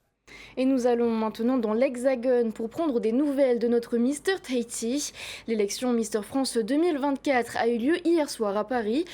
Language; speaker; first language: French; native; French